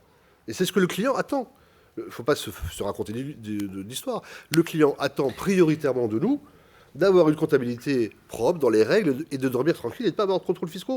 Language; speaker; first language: French; native; French